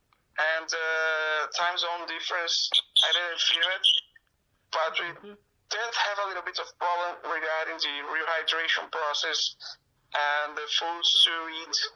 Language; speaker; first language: English; non-native, fluent; Portuguese